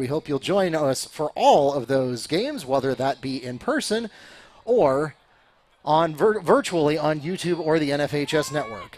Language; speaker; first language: English; native; English